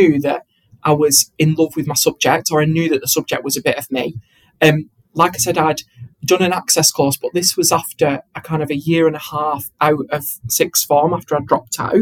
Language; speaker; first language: English; native; English